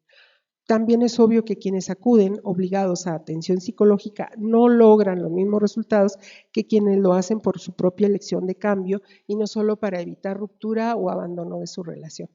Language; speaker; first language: Spanish; native; Spanish